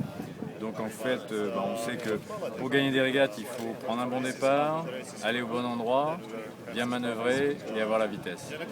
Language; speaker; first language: French; native; French